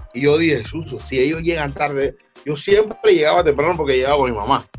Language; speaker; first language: Spanish; native; Spanish